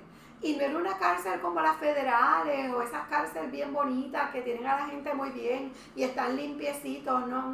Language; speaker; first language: Spanish; native; Spanish